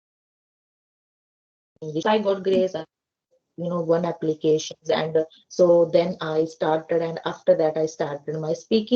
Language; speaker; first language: English; non-native, learner; Hindi